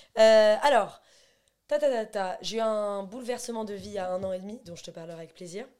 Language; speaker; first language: French; native; French